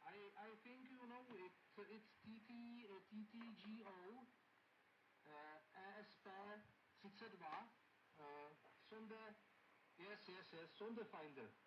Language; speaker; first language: English; non-native, learner; Czech